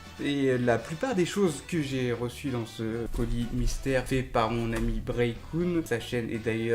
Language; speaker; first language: French; native; French